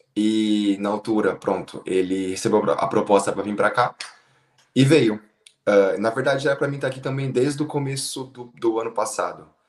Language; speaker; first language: Portuguese; native; Portuguese